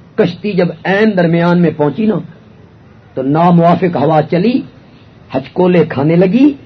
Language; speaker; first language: Urdu; non-native, local second language; Punjabi